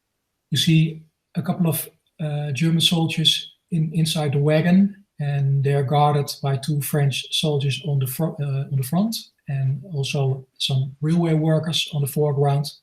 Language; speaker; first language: English; non-native, fluent; Dutch